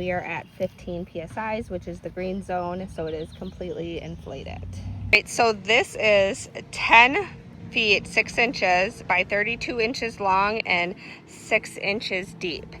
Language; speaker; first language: English; native; English